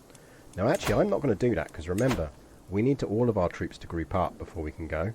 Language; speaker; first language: English; native; English